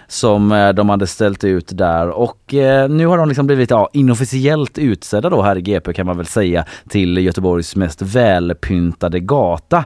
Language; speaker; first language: Swedish; native; Swedish